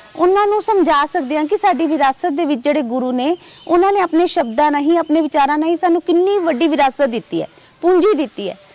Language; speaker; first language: Punjabi; non-native, local second language; Hindi